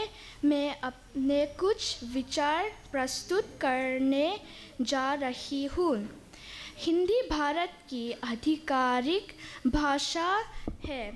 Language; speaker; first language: Hindi; non-native, local second language; Mizo